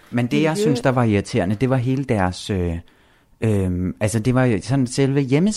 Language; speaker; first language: Danish; native; Danish